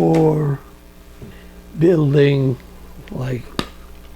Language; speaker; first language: English; non-native, learner; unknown